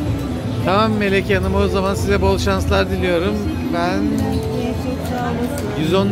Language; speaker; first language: Turkish; native; Turkish